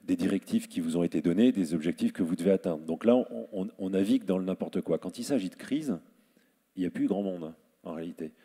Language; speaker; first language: French; native; French